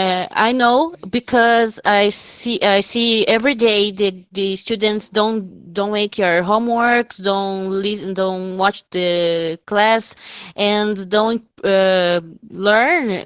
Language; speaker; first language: English; non-native, fluent; Portuguese